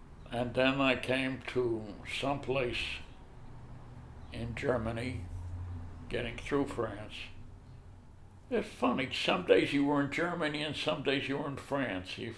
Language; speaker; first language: English; native; English